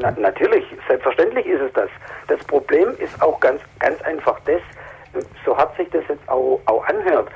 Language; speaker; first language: German; native; German